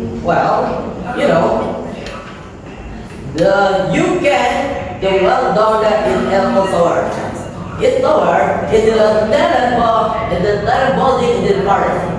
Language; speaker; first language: English; non-native, learner; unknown